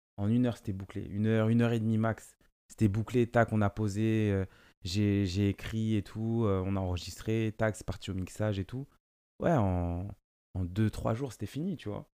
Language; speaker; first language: French; native; French